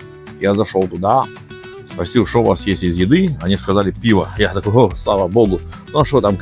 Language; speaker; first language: Russian; native; Russian